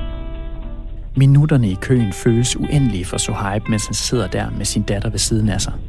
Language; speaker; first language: Danish; native; Danish